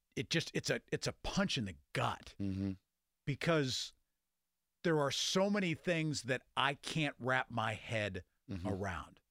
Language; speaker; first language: English; native; English